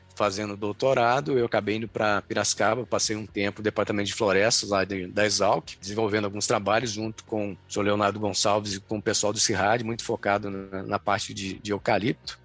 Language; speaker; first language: Portuguese; native; Portuguese